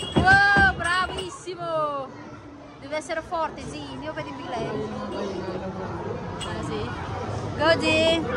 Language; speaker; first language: Italian; non-native, learner; Filipino